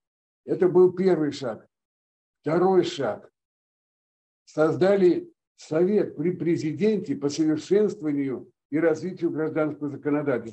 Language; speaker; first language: Russian; native; Russian